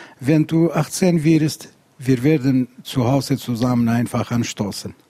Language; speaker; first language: German; non-native, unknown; Central Kurdish